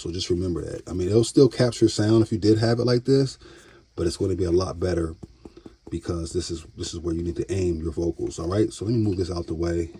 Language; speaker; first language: English; native; English